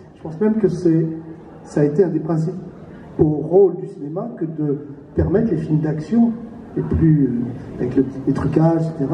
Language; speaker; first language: French; native; French